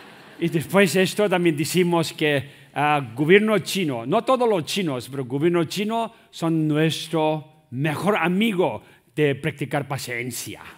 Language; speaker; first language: Spanish; non-native, learner; Tibetan